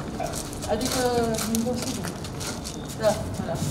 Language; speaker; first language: Romanian; non-native, fluent; French